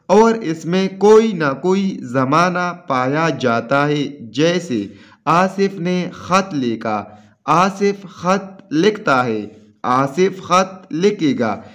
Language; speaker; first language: Urdu; non-native, local second language; Pashto